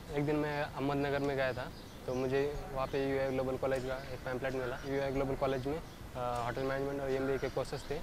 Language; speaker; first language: Hindi; non-native, local second language; Marathi